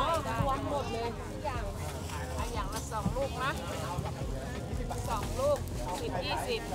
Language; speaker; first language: Thai; native; Thai